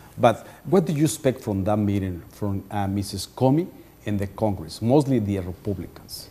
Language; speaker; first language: English; non-native, fluent; Spanish